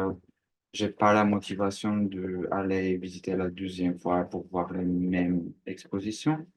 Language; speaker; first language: French; non-native, learner; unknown